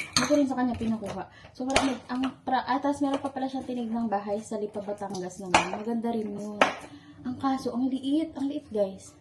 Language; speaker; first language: Filipino; native; Filipino